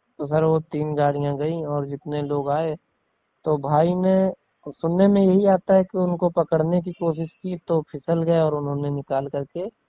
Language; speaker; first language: Hindi; native; Hindi